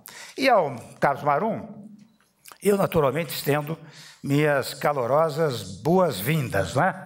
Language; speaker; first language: Portuguese; native; Portuguese